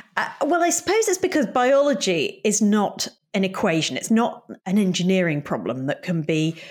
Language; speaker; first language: English; native; English